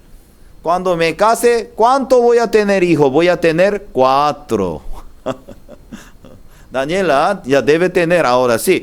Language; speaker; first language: Spanish; non-native, learner; Korean